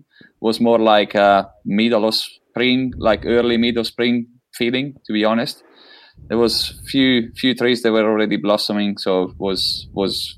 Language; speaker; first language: English; non-native, fluent; Italian